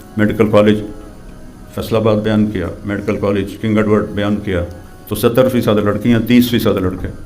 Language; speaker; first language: Urdu; non-native, local second language; Punjabi